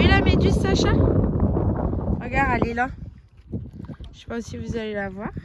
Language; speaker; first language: French; native; French